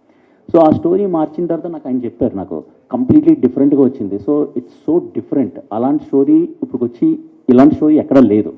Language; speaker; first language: Telugu; early bilingual, heritage; English